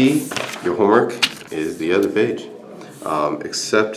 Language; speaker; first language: English; native; English